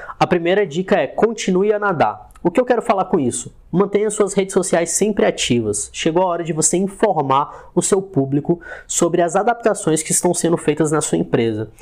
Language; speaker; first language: Portuguese; native; Portuguese